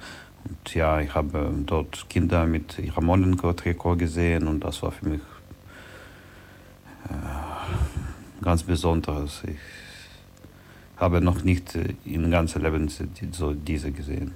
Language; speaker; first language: German; non-native, learner; Ukrainian